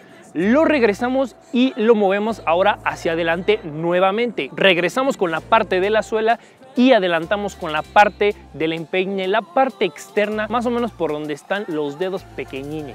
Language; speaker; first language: Spanish; native; Spanish